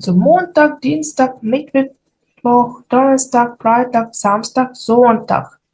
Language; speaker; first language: German; non-native, fluent; Ukrainian